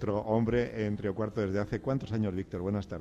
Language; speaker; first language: Spanish; native; Spanish